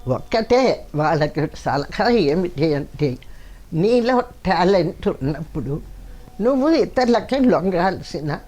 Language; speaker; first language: Telugu; non-native, local second language; Kannada